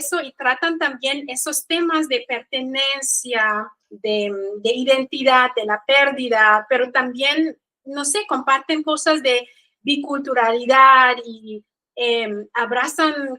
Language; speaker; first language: Spanish; non-native, fluent; Kikuyu